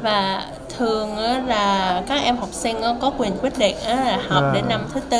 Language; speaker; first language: Vietnamese; early bilingual, heritage; Vietnamese